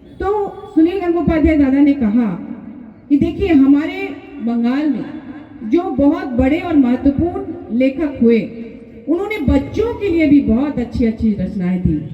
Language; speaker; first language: Hindi; non-native, local second language; Bangla